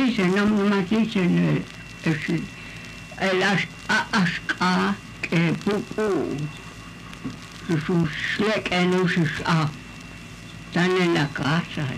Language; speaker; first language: Spanish; non-native, local second language; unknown